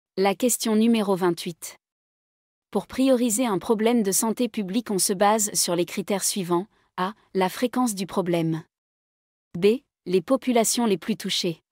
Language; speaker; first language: French; non-native, local second language; Arabic